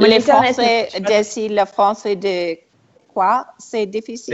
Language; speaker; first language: French; non-native, learner; English